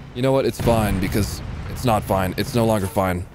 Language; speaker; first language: English; native; English